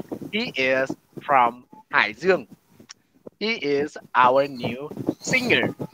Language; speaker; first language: English; non-native, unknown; Vietnamese